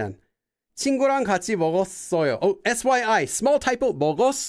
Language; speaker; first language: Korean; non-native, fluent; English